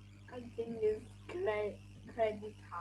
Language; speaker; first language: English; non-native, learner; Vietnamese